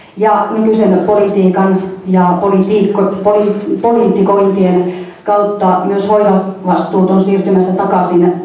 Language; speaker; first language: Finnish; native; Finnish